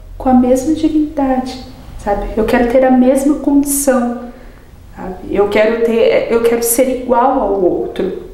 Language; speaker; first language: Portuguese; native; Portuguese